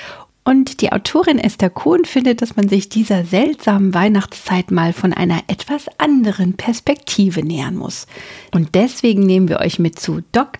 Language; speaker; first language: German; native; German